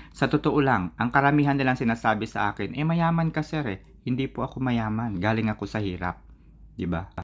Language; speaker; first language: Filipino; native; Filipino